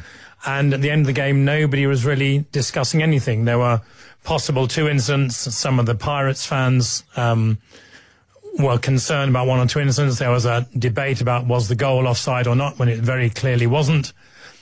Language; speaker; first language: English; native; English